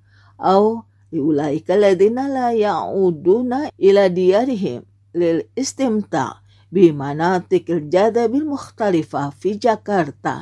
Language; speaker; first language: Arabic; non-native, fluent; Indonesian